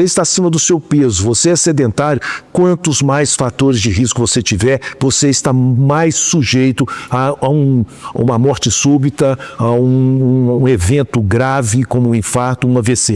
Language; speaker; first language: Portuguese; native; Portuguese